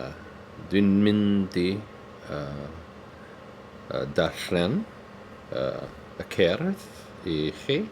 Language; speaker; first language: Welsh; non-native, learner; English